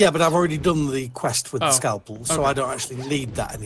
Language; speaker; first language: English; native; English